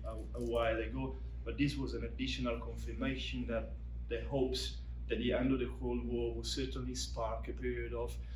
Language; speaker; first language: English; non-native, fluent; Italian